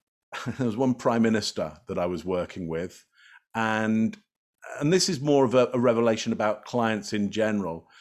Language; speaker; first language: English; native; English